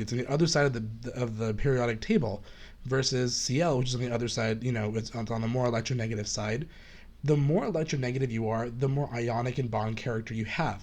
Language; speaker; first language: English; native; English